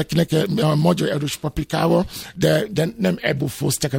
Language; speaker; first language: Hungarian; non-native, fluent; Yoruba